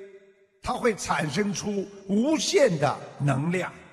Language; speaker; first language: Chinese; native; Chinese